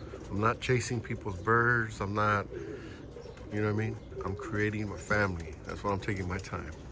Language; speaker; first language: English; early bilingual, other home language; Spanish